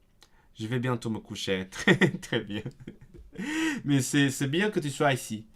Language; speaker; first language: French; non-native, fluent; Cantonese